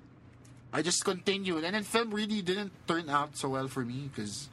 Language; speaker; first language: English; non-native, local second language; Filipino